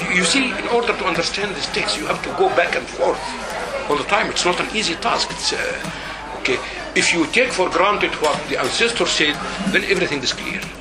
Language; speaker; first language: English; non-native, fluent; Arabic